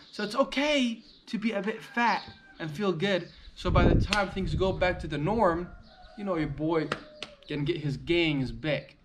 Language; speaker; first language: English; early bilingual, heritage; English